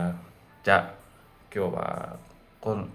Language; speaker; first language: Japanese; non-native, fluent; Indonesian